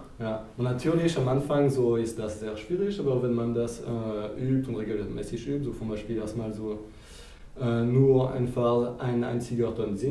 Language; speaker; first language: German; non-native, fluent; French